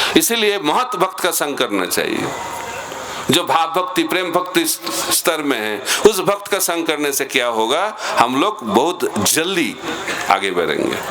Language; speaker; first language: Hindi; non-native, local second language; Bangla